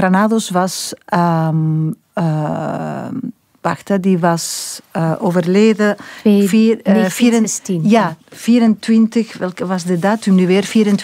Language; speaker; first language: Dutch; non-native, fluent; Spanish